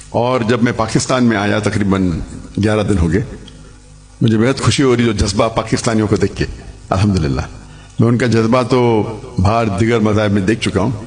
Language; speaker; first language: Urdu; non-native, local second language; Hindi